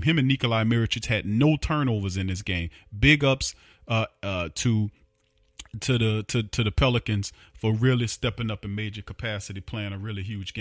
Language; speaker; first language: English; native; English